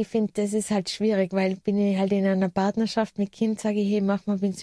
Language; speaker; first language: German; native; German